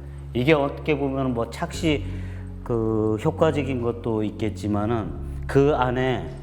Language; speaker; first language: Korean; native; Korean